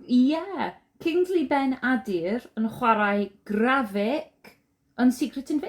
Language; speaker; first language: Welsh; non-native, learner; English